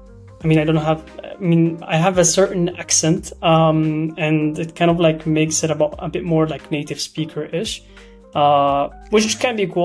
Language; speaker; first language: English; non-native, fluent; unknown